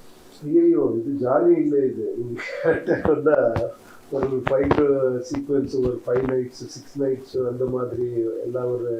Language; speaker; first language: Tamil; non-native, learner; Kannada